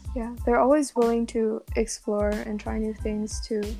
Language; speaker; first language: English; non-native, local second language; Cantonese